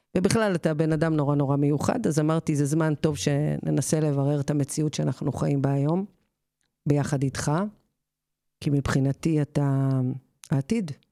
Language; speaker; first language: Hebrew; native; Hebrew